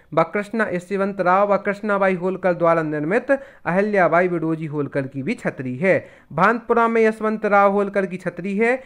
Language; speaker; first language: Hindi; native; Hindi